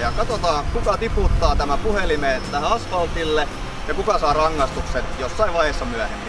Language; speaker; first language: Finnish; native; Finnish